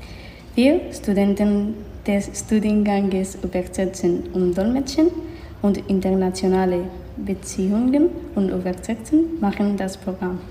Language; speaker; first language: German; non-native, fluent; Spanish